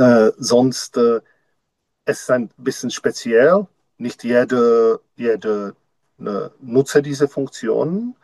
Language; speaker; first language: German; non-native, learner; Czech